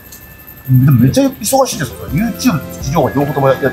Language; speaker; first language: Japanese; native; Japanese